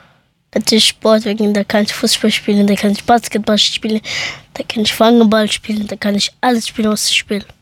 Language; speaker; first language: German; early bilingual, other home language; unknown